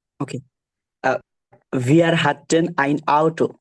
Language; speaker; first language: German; non-native, learner; Bangla